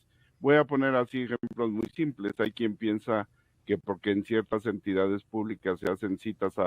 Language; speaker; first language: Spanish; native; Spanish